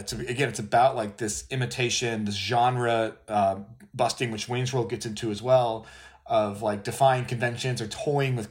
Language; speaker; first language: English; native; English